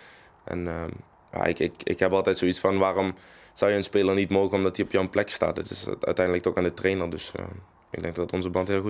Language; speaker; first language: Dutch; native; Dutch